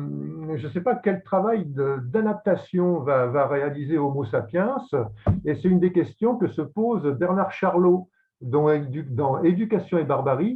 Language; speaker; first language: French; native; French